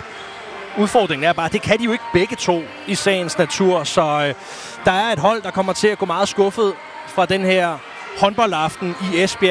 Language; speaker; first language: Danish; native; Danish